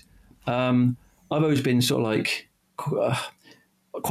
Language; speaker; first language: English; native; English